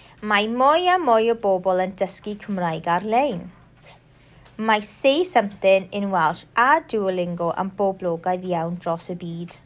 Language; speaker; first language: Welsh; non-native, local second language; English